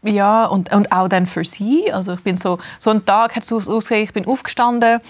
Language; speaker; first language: German; early bilingual, heritage; English